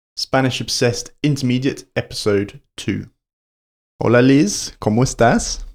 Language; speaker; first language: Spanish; non-native, fluent; English